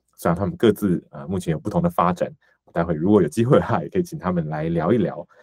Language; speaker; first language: Chinese; native; Chinese